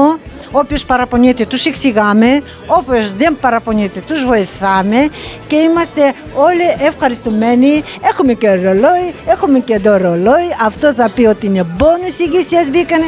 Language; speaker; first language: Greek; non-native, learner; Russian